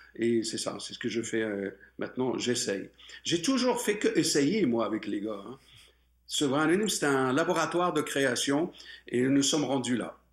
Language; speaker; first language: French; non-native, local second language; Arabic